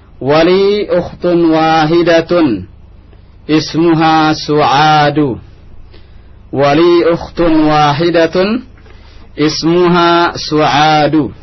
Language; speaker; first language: Arabic; non-native, fluent; Indonesian